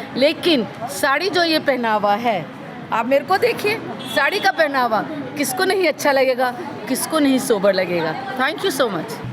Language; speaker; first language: Hindi; non-native, local second language; Bangla